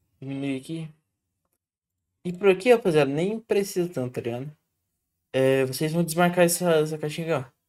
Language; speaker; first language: Portuguese; native; Portuguese